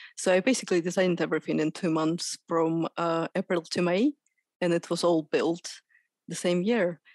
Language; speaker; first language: English; non-native, fluent; Russian